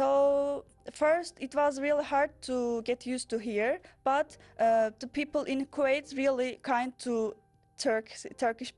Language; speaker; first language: English; non-native, learner; Turkish